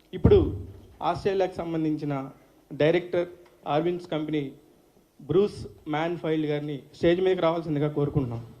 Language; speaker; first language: Telugu; native; Telugu